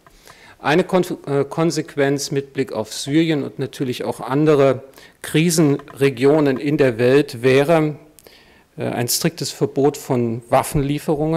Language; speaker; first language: German; native; German